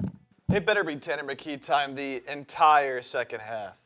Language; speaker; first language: English; native; English